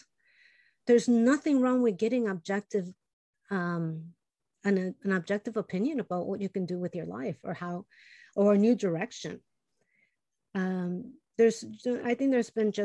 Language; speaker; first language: English; early bilingual, other home language; Spanish